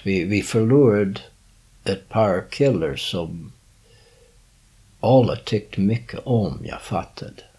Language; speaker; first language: Swedish; non-native, learner; English